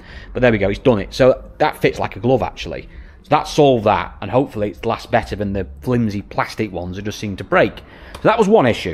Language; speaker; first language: English; native; English